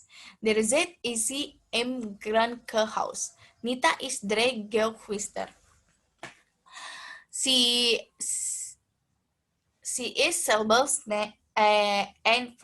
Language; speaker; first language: German; non-native, learner; Indonesian